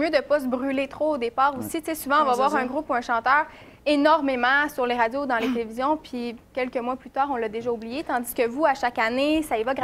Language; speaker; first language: French; native; French